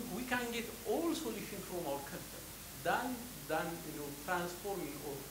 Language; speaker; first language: English; non-native, fluent; Amharic